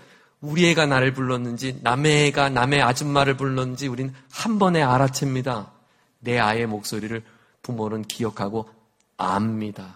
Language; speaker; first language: Korean; native; Korean